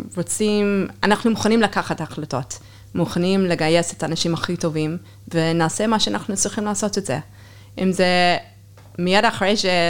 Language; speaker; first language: Hebrew; non-native, fluent; English